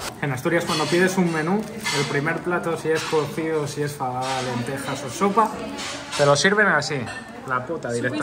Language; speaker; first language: Spanish; native; Spanish